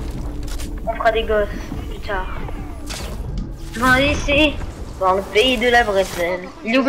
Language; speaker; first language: French; native; French